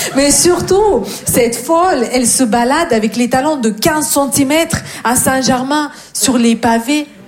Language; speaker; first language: French; non-native, fluent; Russian